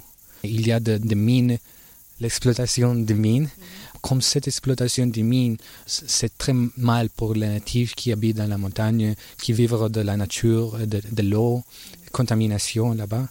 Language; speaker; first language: French; non-native, learner; Spanish